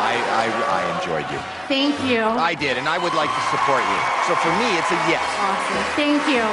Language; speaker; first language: English; native; English